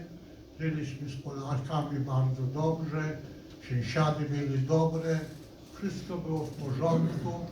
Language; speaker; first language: Polish; non-native, local second language; Yiddish